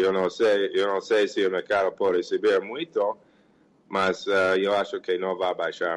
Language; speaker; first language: Portuguese; non-native, fluent; English